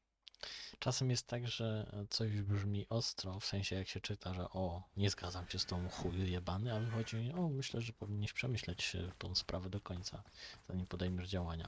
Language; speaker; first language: Polish; native; Polish